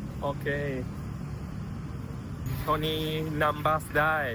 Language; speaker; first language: Thai; non-native, learner; Japanese